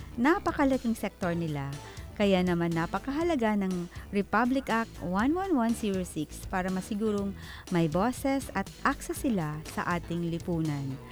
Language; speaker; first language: Filipino; non-native, local second language; Bikol